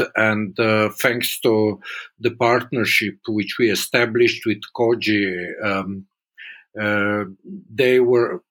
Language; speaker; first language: English; non-native, fluent; Slovenian